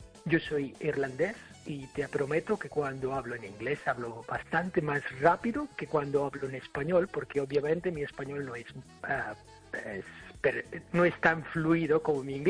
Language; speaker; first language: Spanish; non-native, fluent; English